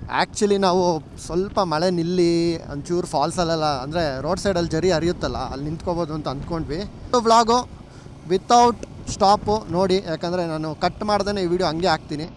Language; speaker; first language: Kannada; native; Kannada